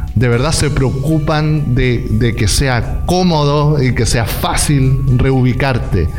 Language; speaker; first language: Spanish; native; Spanish